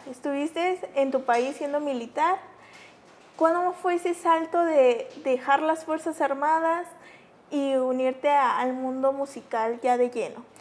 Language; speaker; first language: Spanish; native; Spanish